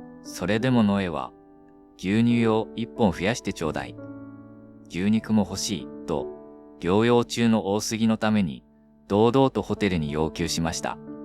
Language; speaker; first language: Japanese; native; Japanese